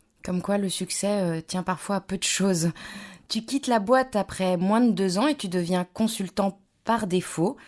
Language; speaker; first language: French; native; French